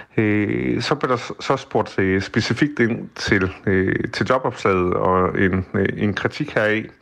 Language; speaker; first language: Danish; native; Danish